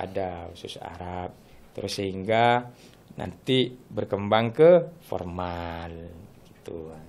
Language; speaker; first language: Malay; non-native, local second language; Madurese